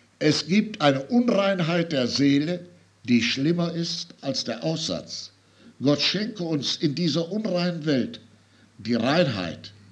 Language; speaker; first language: German; native; German